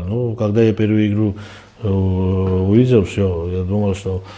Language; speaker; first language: Russian; non-native, fluent; Georgian